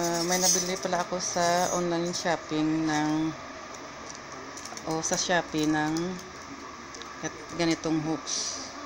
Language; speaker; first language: Filipino; non-native, local second language; Cebuano